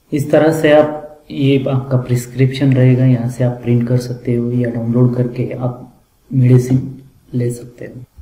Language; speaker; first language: Hindi; non-native, local second language; Marathi